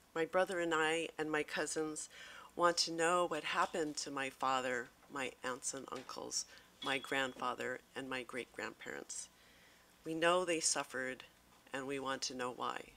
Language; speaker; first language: English; native; English